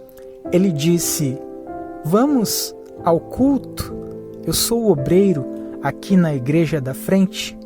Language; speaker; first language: Portuguese; native; Portuguese